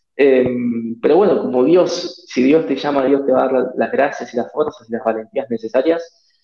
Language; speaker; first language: Spanish; native; Spanish